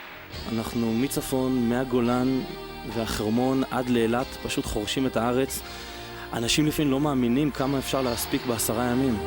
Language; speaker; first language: Hebrew; native; Hebrew